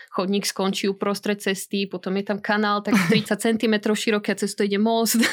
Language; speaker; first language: Slovak; native; Slovak